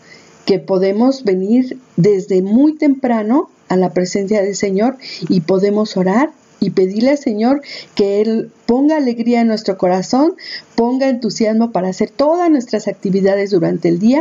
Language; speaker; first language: Spanish; native; Spanish